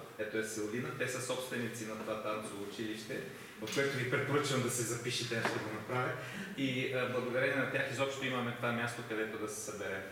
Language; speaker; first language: Bulgarian; native; Bulgarian